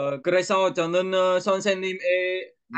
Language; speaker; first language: Korean; non-native, learner; Vietnamese